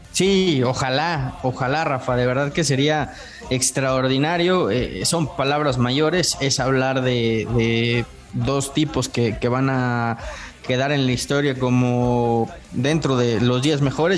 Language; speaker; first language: Spanish; native; Spanish